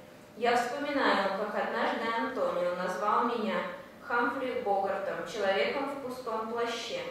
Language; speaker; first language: Russian; native; Russian